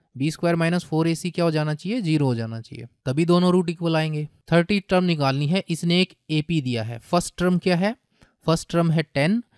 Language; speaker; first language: Hindi; native; Hindi